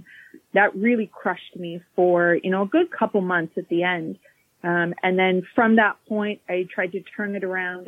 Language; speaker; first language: English; native; English